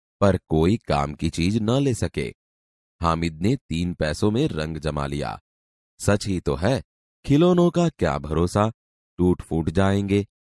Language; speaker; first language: Hindi; non-native, local second language; Gujarati